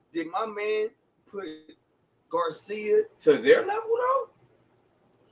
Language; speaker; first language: English; native; English